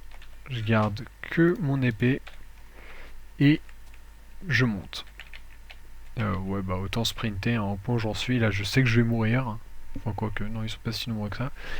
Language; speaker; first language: French; native; French